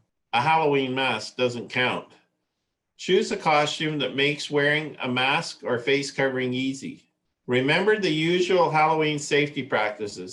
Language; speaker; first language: English; native; English